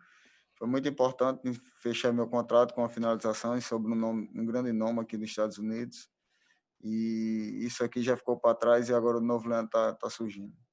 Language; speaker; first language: Portuguese; native; Portuguese